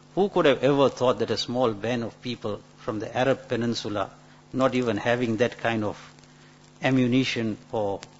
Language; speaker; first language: English; native; English